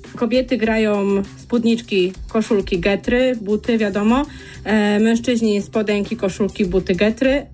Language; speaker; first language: Polish; native; Polish